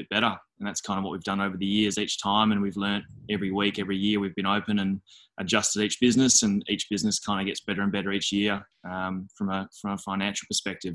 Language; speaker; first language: English; native; English